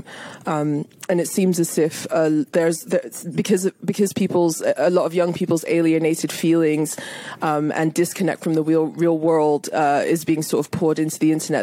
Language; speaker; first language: English; native; English